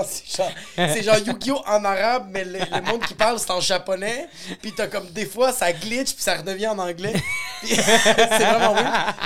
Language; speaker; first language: French; native; French